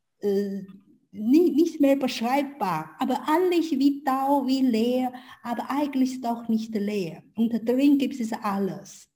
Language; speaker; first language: German; non-native, learner; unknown